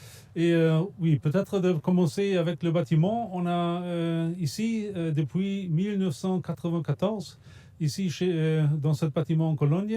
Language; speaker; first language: French; non-native, fluent; German